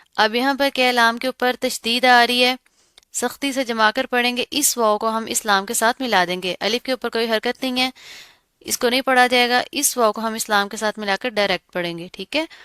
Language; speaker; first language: Urdu; native; Urdu